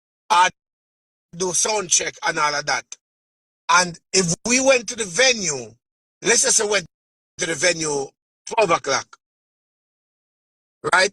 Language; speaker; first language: English; native; English